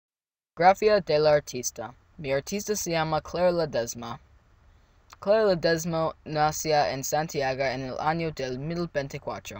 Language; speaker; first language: Spanish; non-native, learner; English